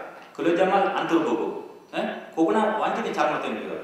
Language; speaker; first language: Korean; non-native, learner; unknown